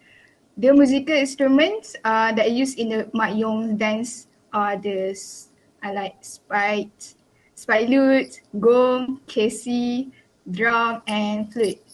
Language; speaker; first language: English; non-native, local second language; Malay